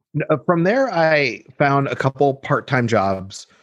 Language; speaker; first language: English; native; English